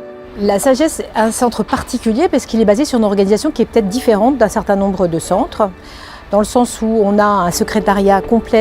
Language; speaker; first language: French; native; French